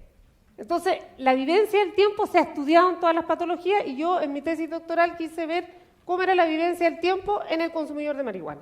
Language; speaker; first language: Spanish; native; Spanish